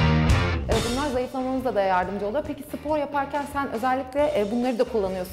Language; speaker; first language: Turkish; native; Turkish